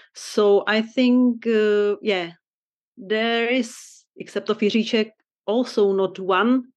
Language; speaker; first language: English; non-native, fluent; Czech